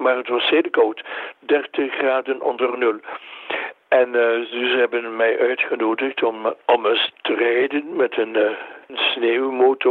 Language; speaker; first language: Dutch; non-native, local second language; French